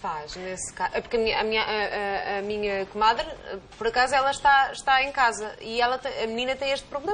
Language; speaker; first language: Portuguese; native; Portuguese